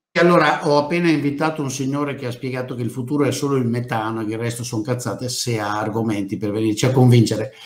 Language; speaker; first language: Italian; native; Italian